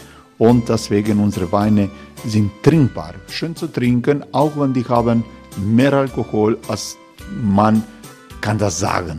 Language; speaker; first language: German; non-native, learner; Croatian